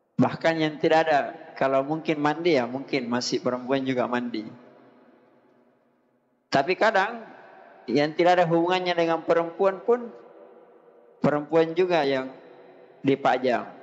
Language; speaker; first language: Indonesian; native; Indonesian